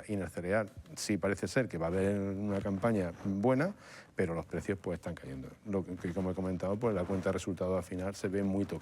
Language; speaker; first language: Spanish; native; Spanish